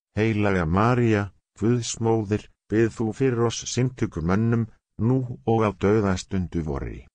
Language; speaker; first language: Icelandic; non-native, learner; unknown